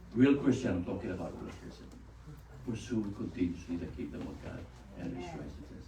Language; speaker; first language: English; non-native, local second language; Filipino